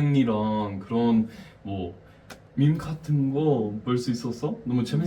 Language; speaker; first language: Korean; non-native, fluent; English